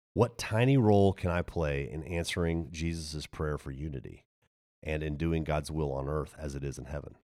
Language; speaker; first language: English; native; English